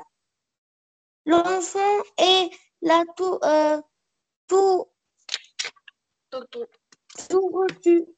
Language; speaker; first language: French; non-native, learner; Arabic